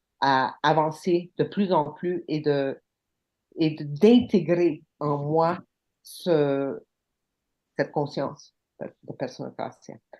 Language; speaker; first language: French; non-native, local second language; English